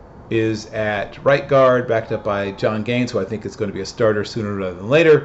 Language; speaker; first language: English; native; English